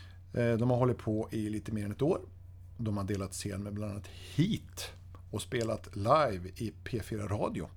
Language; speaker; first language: Swedish; native; Swedish